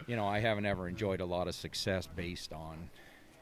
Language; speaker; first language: English; native; English